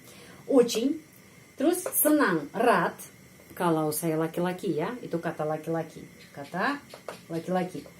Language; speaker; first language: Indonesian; non-native, fluent; Russian